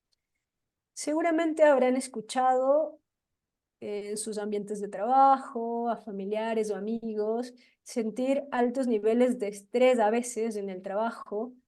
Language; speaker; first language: Spanish; native; Spanish